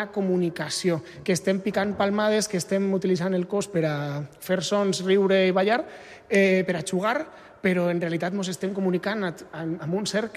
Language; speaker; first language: Catalan; native; Catalan